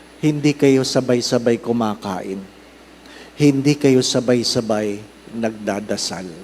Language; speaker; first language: Filipino; non-native, local second language; Cebuano